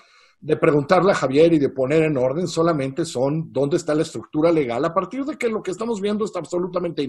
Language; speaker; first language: Spanish; native; Spanish